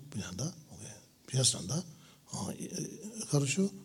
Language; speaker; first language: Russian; non-native, learner; Tibetan